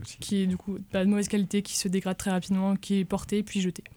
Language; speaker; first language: French; native; French